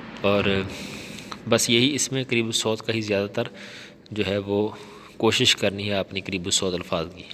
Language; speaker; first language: Urdu; non-native, local second language; Punjabi